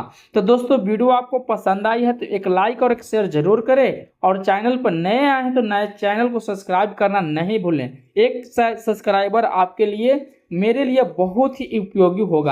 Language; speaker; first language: Hindi; native; Hindi